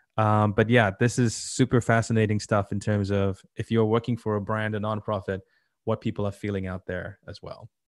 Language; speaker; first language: English; native; English